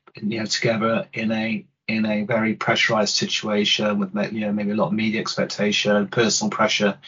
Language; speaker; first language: English; native; English